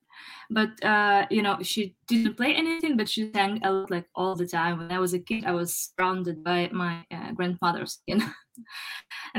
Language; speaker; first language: English; non-native, fluent; Ukrainian